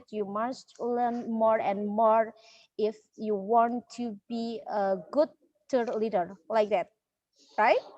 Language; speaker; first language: English; non-native, learner; Indonesian